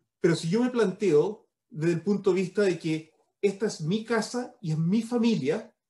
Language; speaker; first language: Spanish; early bilingual, heritage; Spanish